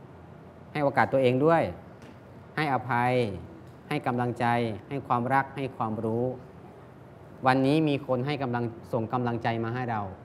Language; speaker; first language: Thai; native; Thai